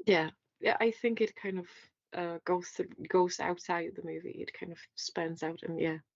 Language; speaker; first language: English; non-native, fluent; Czech